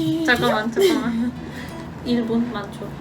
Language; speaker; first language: Korean; non-native, fluent; Polish